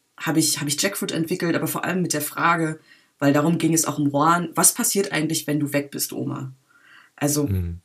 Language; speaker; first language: German; native; German